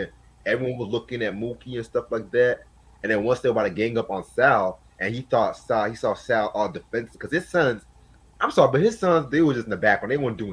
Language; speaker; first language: English; native; English